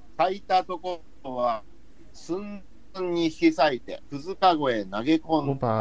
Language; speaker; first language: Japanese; non-native, fluent; Chinese